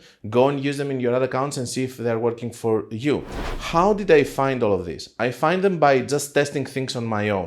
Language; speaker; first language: English; non-native, fluent; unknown